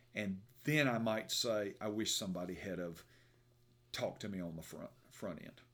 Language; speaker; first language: English; native; English